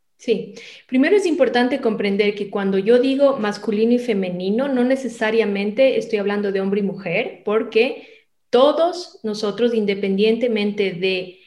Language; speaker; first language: Spanish; native; Spanish